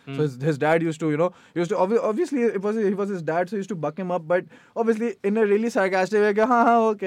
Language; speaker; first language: English; non-native, local second language; Hindi